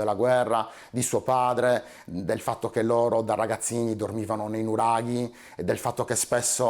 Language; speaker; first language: Italian; native; Italian